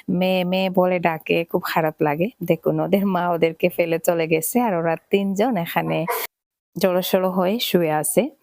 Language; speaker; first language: Bangla; native; Bangla